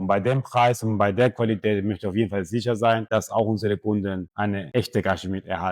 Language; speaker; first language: German; non-native, fluent; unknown